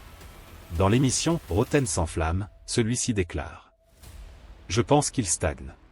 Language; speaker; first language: French; native; French